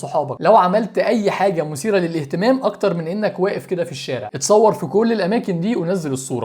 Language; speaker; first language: Arabic; native; Arabic